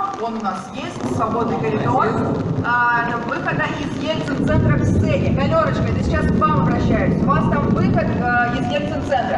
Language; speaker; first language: Russian; native; Russian